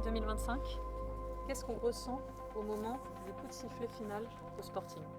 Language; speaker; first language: French; native; French